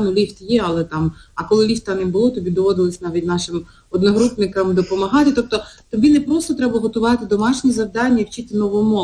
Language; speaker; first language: Ukrainian; native; Ukrainian